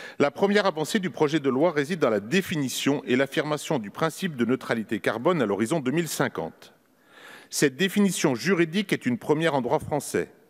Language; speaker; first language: French; native; French